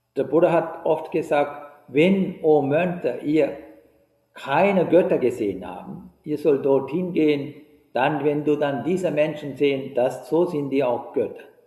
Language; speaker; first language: German; non-native, fluent; Sinhala